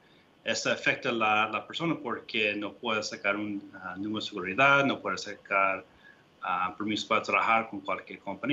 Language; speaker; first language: Spanish; non-native, fluent; English